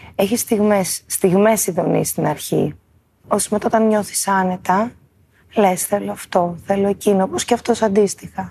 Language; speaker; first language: Greek; native; Greek